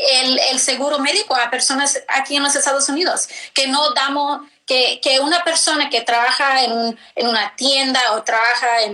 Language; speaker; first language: Spanish; early bilingual, heritage; English